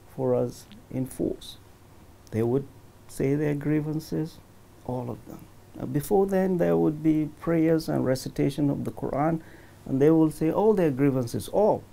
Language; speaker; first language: English; non-native, local second language; Hausa